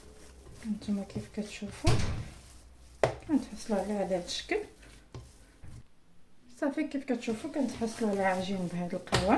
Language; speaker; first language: Arabic; native; Arabic